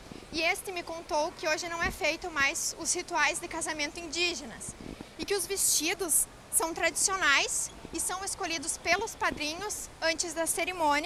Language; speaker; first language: Portuguese; native; Portuguese